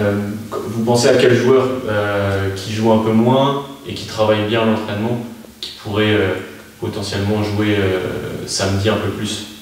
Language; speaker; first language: French; native; French